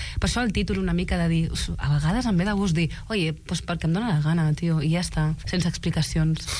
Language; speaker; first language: Catalan; early bilingual, other home language; Arabic